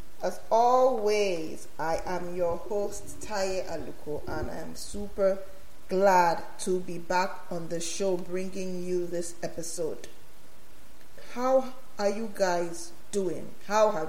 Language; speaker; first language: English; non-native, local second language; Yoruba